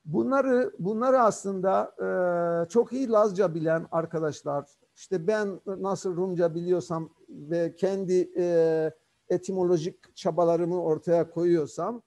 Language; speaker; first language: Turkish; non-native, local second language; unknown